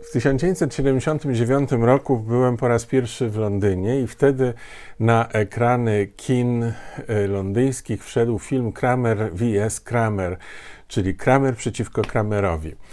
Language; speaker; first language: Polish; native; Polish